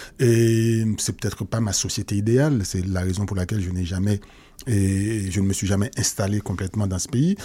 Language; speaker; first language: French; non-native, local second language; Haitian Creole